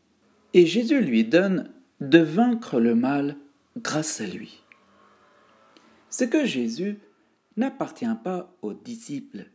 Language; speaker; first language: French; native; French